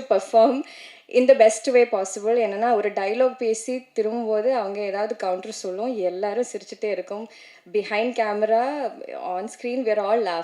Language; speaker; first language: Tamil; non-native, learner; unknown